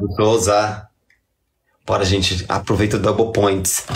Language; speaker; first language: Portuguese; native; Portuguese